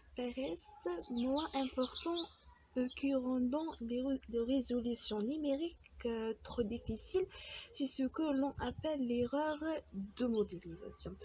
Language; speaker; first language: French; non-native, local second language; Arabic